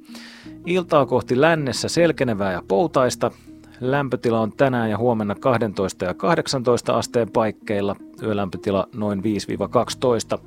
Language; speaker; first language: Finnish; native; Finnish